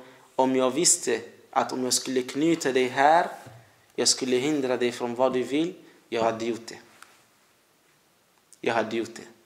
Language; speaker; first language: Swedish; early bilingual, other home language; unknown